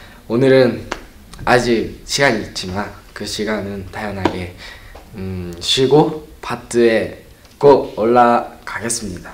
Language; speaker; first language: Korean; non-native, learner; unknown